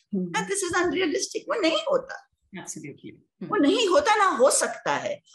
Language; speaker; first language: Hindi; native; Hindi